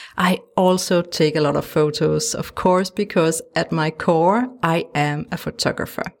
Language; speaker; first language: English; non-native, fluent; Danish